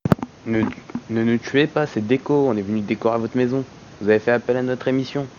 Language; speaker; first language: French; native; French